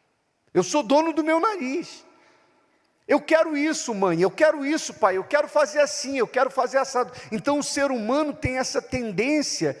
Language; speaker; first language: Portuguese; native; Portuguese